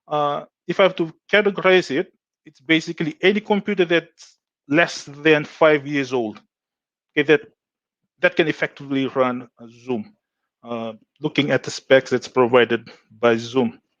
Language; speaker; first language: English; non-native, local second language; Fijian